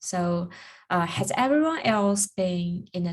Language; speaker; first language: English; non-native, learner; Chinese